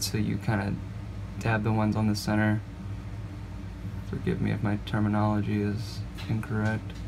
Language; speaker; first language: English; native; English